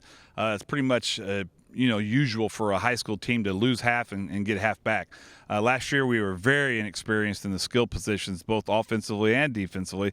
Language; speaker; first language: English; native; English